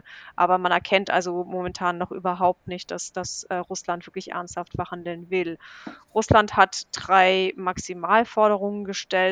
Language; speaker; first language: German; native; German